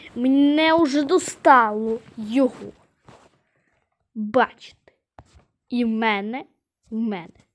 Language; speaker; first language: Ukrainian; non-native, local second language; Russian